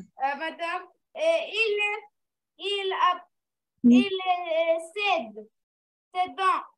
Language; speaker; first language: French; non-native, learner; Arabic